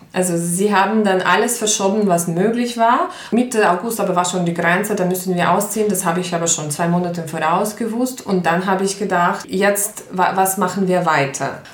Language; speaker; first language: German; non-native, fluent; Ukrainian